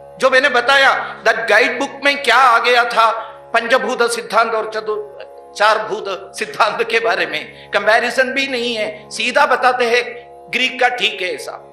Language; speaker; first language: Hindi; non-native, local second language; Malayalam